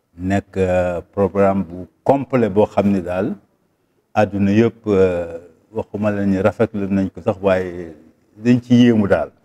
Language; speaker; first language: Wolof; native; Wolof